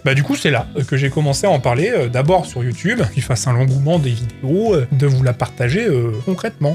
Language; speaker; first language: French; native; French